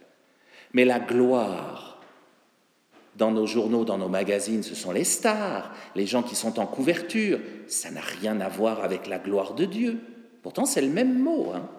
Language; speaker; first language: French; native; French